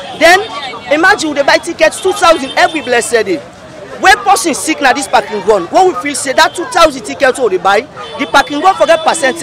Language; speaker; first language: English; non-native, local second language; Krio